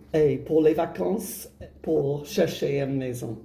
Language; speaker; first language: French; non-native, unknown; English